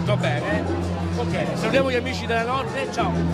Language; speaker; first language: Italian; native; Italian